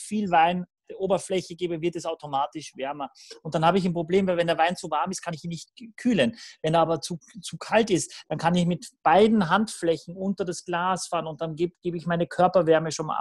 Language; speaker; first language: German; native; German